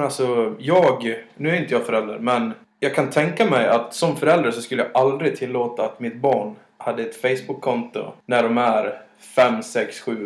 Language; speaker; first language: Swedish; native; Swedish